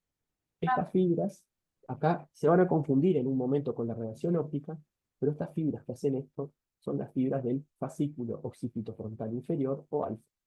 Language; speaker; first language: Spanish; native; Spanish